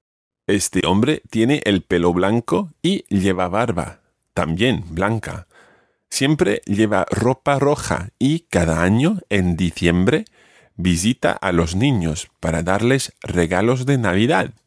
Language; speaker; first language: Spanish; non-native, fluent; English